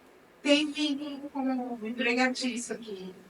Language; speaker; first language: Portuguese; non-native, learner; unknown